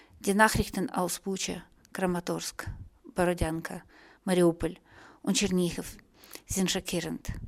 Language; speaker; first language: German; non-native, fluent; Russian